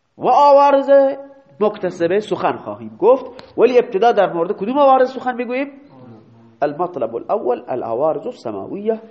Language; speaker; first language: Persian; non-native, local second language; Baluchi